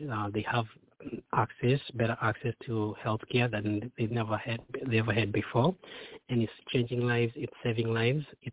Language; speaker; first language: English; non-native, local second language; Kikuyu